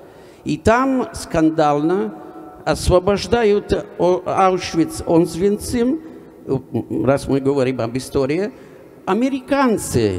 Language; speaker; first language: Russian; non-native, fluent; Italian